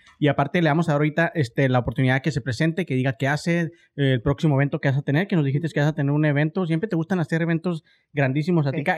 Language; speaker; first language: Spanish; native; Spanish